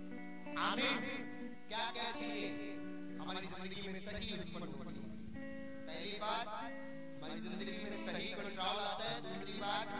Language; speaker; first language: Hindi; non-native, local second language; Punjabi